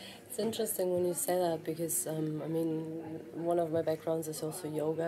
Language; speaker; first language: English; non-native, fluent; German